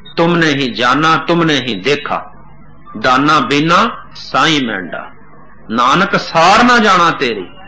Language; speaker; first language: Hindi; non-native, local second language; Punjabi